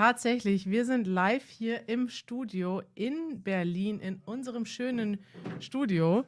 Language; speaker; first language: German; native; German